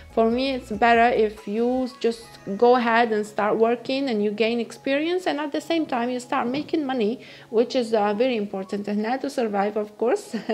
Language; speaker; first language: English; non-native, fluent; Arabic